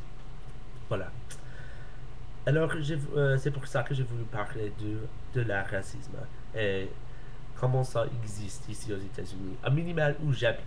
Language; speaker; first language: French; non-native, learner; English